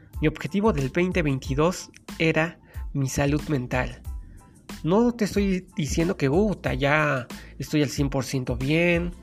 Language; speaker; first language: Spanish; native; Spanish